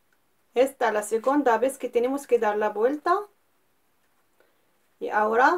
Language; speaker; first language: Spanish; non-native, fluent; Arabic